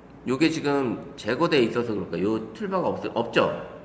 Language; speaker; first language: Korean; native; Korean